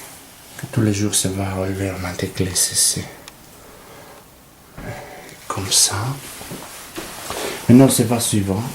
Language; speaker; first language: French; non-native, learner; Italian